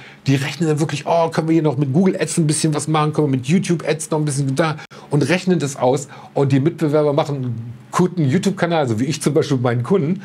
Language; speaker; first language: German; native; German